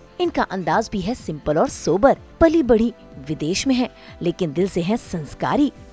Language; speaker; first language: Hindi; native; Hindi